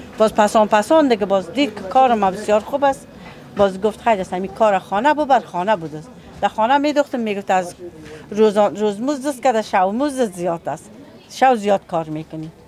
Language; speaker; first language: Persian; native; Persian